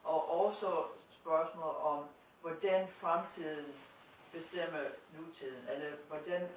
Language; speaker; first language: Danish; non-native, fluent; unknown